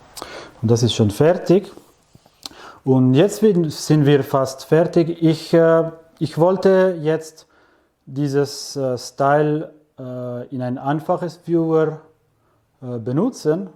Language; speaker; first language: German; non-native, fluent; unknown